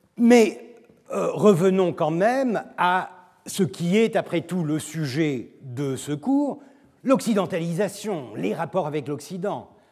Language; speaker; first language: French; non-native, fluent; Turkish